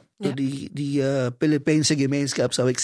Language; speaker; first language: Dutch; non-native, fluent; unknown